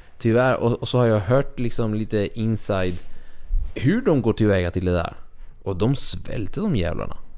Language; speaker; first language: Swedish; early bilingual, other home language; Spanish